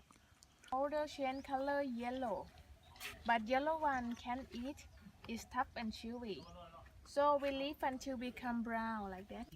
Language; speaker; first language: English; non-native, learner; Thai